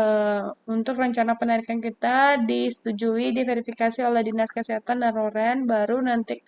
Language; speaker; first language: Indonesian; native; Indonesian